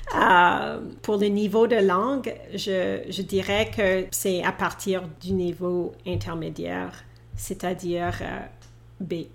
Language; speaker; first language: French; non-native, local second language; English